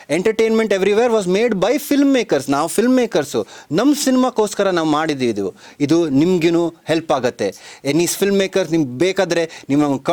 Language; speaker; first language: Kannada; non-native, local second language; Marathi